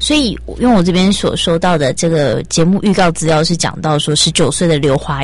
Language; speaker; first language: Chinese; native; Chinese